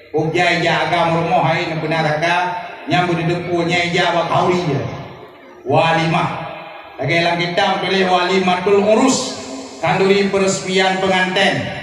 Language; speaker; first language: Malay; non-native, local second language; Achinese